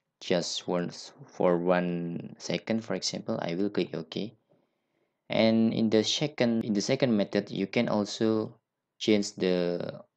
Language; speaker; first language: English; non-native, learner; Indonesian